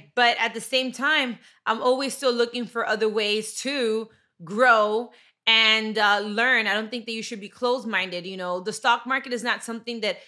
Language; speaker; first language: English; early bilingual, other home language; Spanish